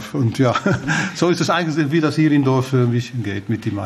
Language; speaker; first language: German; non-native, learner; Dutch